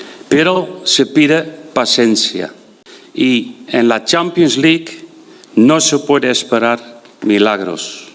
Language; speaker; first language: Spanish; non-native, fluent; Dutch